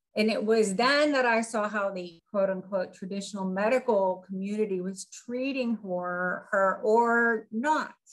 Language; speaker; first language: English; native; English